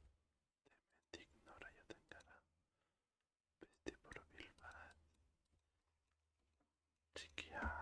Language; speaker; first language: Basque; non-native, learner; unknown